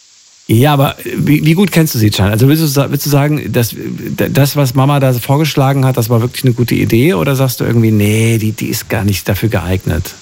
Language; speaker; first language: German; native; German